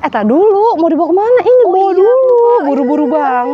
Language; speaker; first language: Indonesian; native; Indonesian